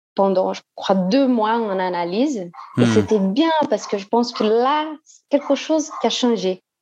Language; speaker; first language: French; non-native, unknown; Portuguese